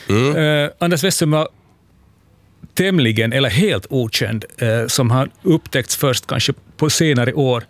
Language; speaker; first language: Swedish; native; Swedish